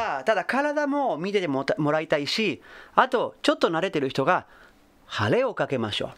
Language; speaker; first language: Japanese; non-native, fluent; Spanish